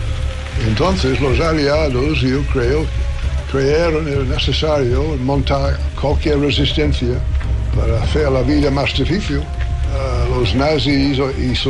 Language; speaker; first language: Spanish; non-native, fluent; English